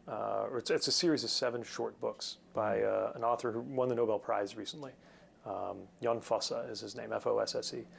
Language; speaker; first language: English; native; English